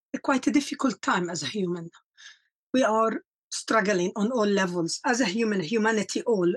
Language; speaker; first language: English; non-native, fluent; Arabic